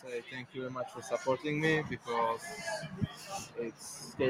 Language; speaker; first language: English; non-native, learner; Slovak